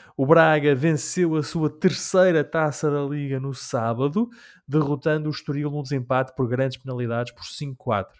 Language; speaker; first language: Portuguese; early bilingual, heritage; Portuguese